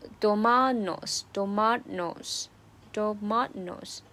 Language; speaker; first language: Spanish; non-native, learner; Chinese